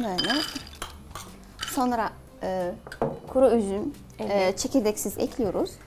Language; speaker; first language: Turkish; non-native, learner; Arabic